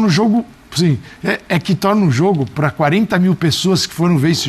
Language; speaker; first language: Portuguese; native; Portuguese